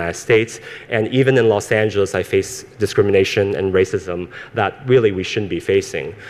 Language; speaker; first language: English; early bilingual, other home language; Cantonese